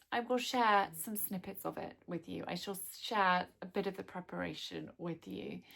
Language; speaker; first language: English; native; English